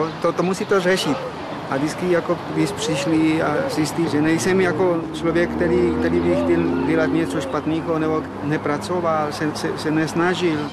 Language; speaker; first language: Czech; non-native, fluent; Spanish